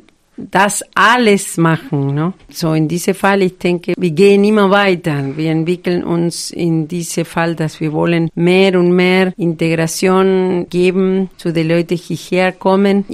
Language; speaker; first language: German; non-native, fluent; Spanish